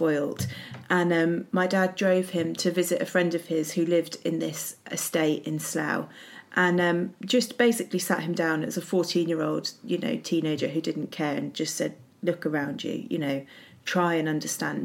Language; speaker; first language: English; native; English